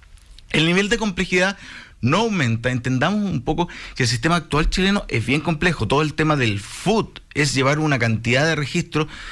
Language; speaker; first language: Spanish; native; Spanish